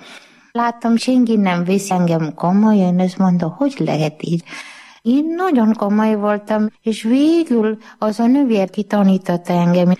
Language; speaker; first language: Hungarian; non-native, learner; Malayalam